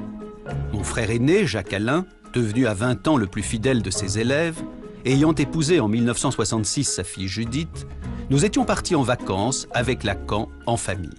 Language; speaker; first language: French; native; French